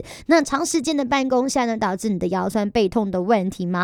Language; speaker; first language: Chinese; native; Chinese